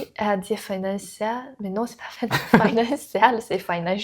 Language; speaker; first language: French; non-native, learner; Chinese